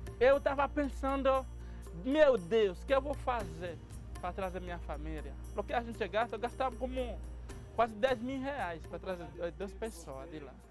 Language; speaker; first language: Portuguese; non-native, learner; Haitian Creole